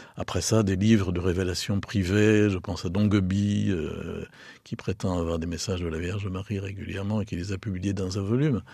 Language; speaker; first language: French; native; French